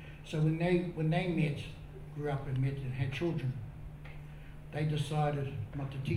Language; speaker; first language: English; native; English